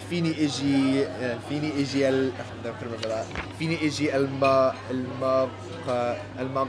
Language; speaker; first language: Arabic; non-native, learner; English